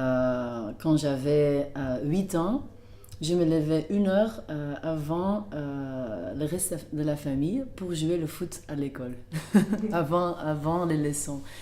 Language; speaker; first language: French; non-native, local second language; Dutch